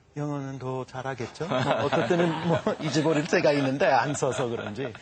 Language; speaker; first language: Korean; non-native, fluent; English